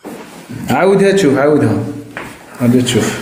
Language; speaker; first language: Arabic; native; Arabic